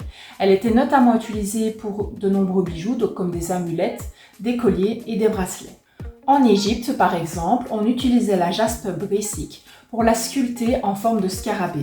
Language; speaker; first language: French; native; French